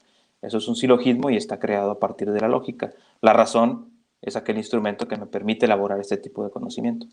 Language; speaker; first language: Spanish; native; Spanish